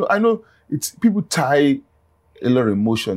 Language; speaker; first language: English; non-native, local second language; Yoruba